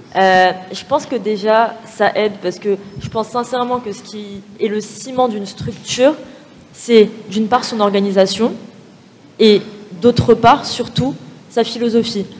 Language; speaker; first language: French; native; French